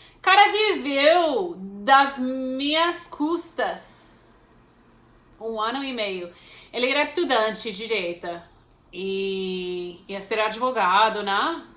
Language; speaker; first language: Portuguese; non-native, fluent; English